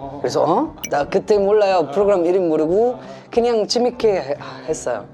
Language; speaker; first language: Korean; non-native, learner; Arabic